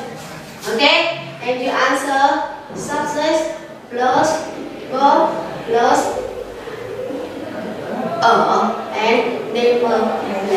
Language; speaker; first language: English; non-native, learner; Vietnamese